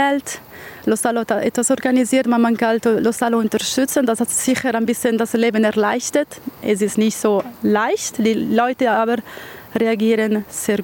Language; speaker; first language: German; non-native, local second language; Italian